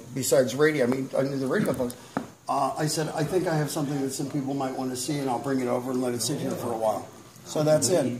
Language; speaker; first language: English; native; English